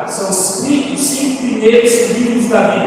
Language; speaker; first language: Portuguese; native; Portuguese